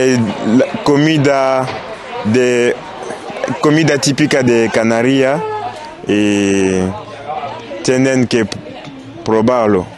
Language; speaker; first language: Spanish; non-native, learner; French